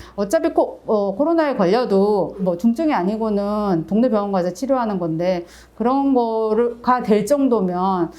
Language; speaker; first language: Korean; native; Korean